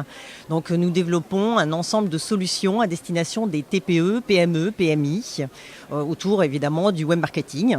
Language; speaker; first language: French; native; French